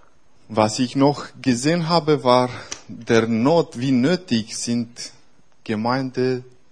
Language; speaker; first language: German; non-native, fluent; Romanian